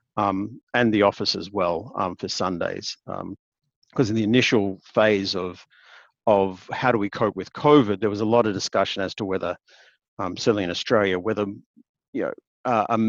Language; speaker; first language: English; native; English